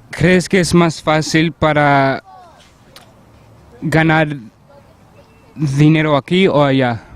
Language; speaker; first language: Spanish; early bilingual, heritage; Spanish